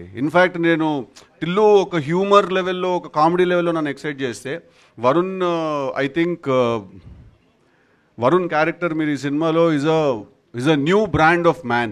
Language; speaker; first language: Telugu; native; Telugu